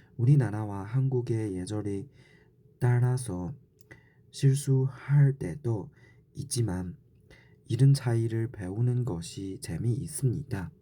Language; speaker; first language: Korean; non-native, learner; Chinese